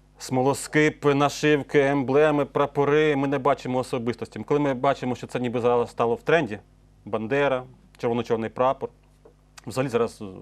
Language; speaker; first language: Ukrainian; native; Ukrainian